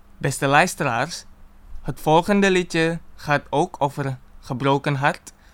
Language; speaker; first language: Dutch; non-native, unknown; Indonesian